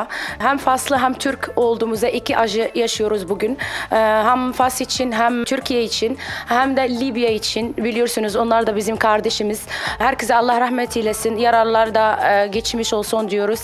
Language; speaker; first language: Turkish; non-native, fluent; Arabic